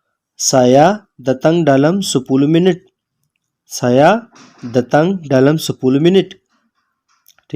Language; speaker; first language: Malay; non-native, learner; Urdu